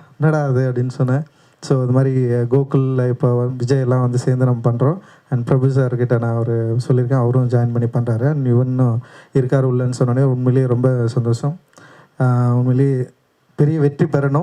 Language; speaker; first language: Tamil; native; Tamil